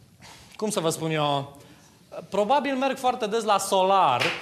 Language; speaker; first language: Romanian; native; Romanian